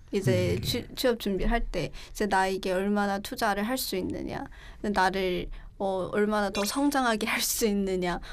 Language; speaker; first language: Korean; non-native, fluent; Chinese